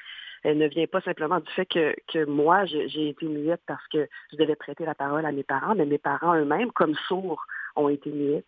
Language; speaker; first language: French; native; French